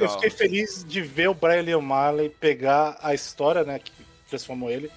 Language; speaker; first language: Portuguese; native; Portuguese